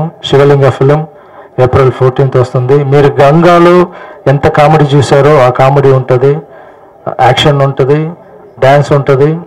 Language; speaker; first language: Telugu; non-native, fluent; Tamil